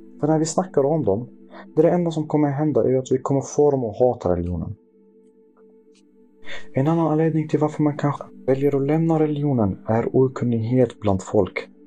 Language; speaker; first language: Swedish; early bilingual, other home language; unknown